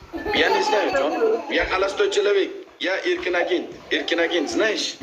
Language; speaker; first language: Russian; non-native, learner; Uzbek